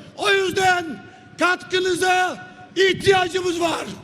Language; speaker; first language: Turkish; native; Turkish